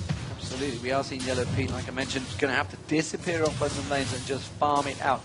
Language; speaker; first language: English; native; English